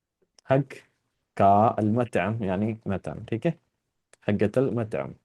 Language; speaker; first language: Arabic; non-native, fluent; Urdu